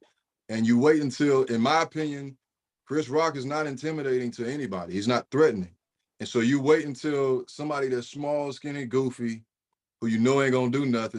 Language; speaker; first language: English; native; English